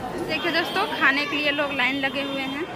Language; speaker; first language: Hindi; native; Hindi